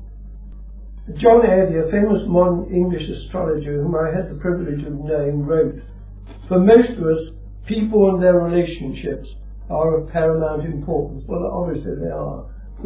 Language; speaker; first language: English; native; English